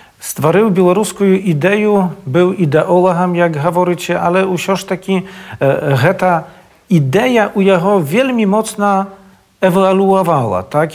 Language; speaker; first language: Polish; non-native, local second language; Belarusian